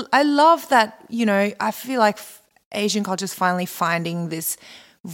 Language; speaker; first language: English; non-native, local second language; Korean